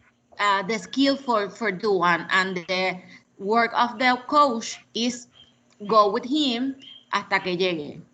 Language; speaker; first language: English; non-native, learner; Spanish